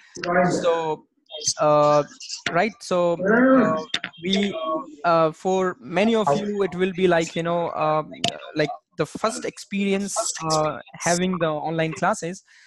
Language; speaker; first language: English; non-native, local second language; Hindi